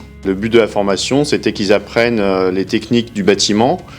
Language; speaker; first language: French; native; French